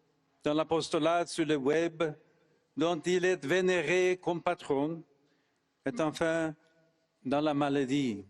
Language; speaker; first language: French; non-native, fluent; English